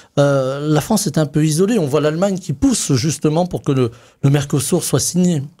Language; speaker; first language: French; native; French